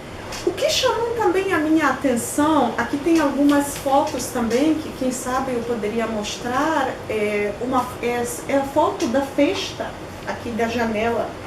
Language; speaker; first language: Portuguese; non-native, fluent; Polish